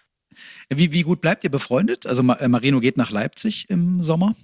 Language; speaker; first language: German; native; German